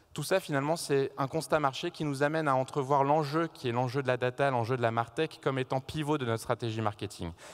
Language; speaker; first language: French; native; French